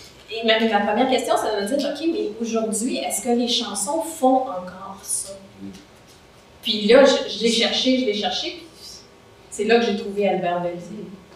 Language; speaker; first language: French; native; French